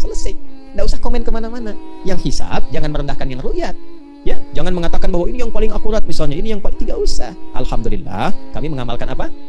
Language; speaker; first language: Indonesian; native; Indonesian